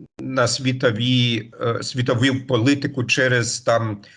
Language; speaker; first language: Ukrainian; non-native, fluent; German